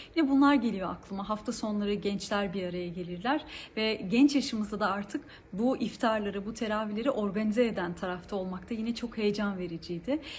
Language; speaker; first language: Turkish; early bilingual, heritage; Turkish